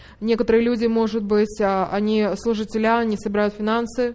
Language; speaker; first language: Russian; native; Russian